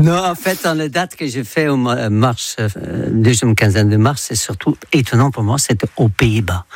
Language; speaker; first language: French; non-native, fluent; Dutch